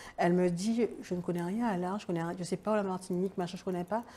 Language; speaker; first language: French; native; French